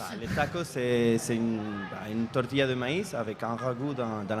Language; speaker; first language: French; non-native, fluent; Spanish